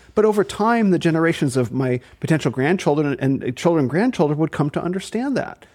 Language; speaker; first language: English; native; English